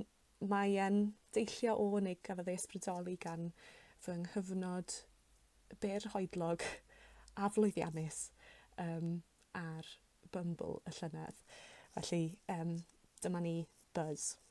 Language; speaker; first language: Welsh; native; Welsh